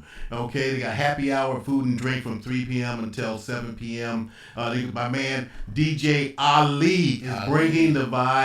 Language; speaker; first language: English; native; English